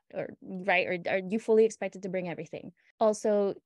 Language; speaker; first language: English; native; English